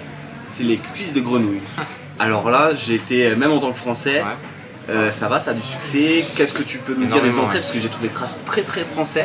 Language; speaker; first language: French; native; French